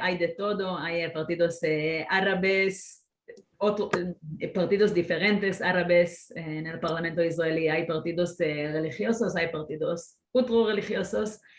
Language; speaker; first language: Spanish; non-native, fluent; Hebrew